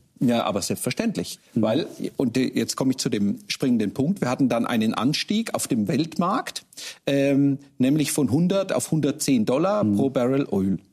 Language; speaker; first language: German; native; German